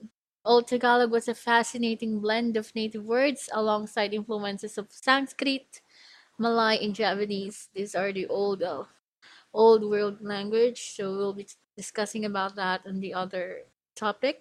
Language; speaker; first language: English; non-native, local second language; Filipino